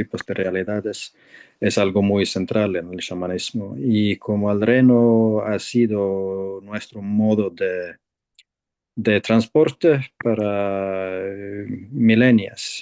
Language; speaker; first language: Spanish; non-native, fluent; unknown